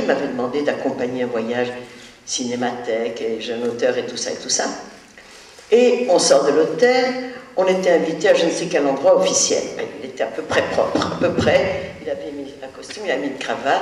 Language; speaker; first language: French; native; French